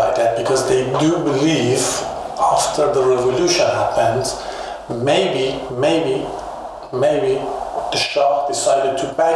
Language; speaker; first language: English; non-native, fluent; Persian